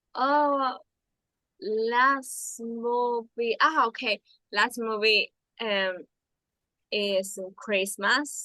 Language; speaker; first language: English; non-native, learner; Spanish